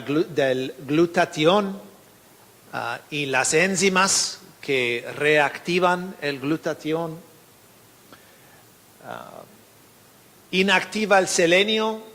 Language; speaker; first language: Spanish; non-native, fluent; English